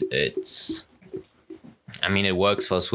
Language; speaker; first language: English; non-native, fluent; German